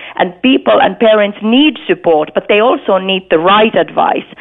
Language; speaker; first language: English; non-native, fluent; Finnish